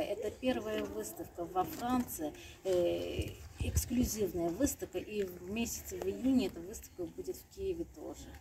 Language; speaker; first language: Russian; non-native, fluent; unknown